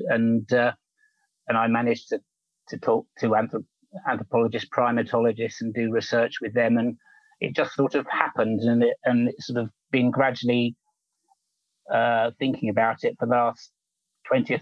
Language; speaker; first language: English; native; English